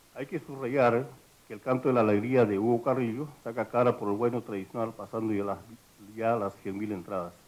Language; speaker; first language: Spanish; native; Spanish